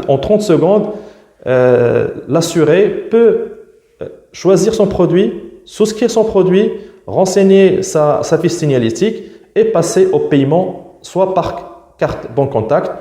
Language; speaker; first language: French; non-native, local second language; Arabic